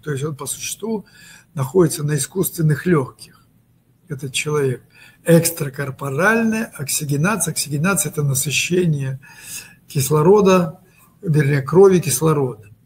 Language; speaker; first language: Russian; native; Russian